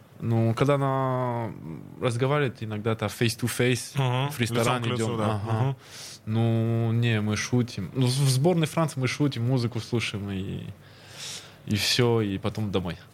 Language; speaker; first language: Russian; early bilingual, heritage; Russian